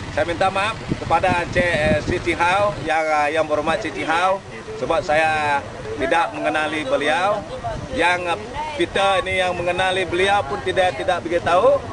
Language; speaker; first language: Malay; non-native, local second language; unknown